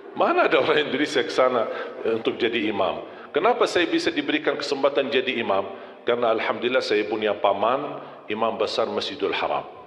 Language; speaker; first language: Malay; non-native, fluent; Arabic